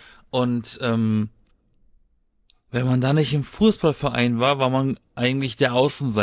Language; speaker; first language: German; native; German